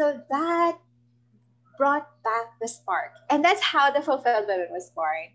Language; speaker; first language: English; non-native, local second language; Filipino